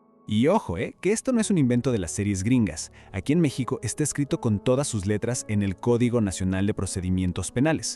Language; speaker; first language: Spanish; native; Spanish